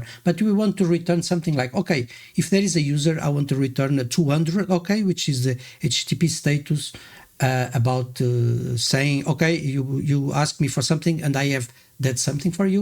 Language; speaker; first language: English; non-native, fluent; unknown